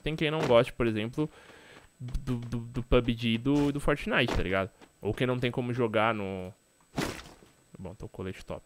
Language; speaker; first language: Portuguese; native; Portuguese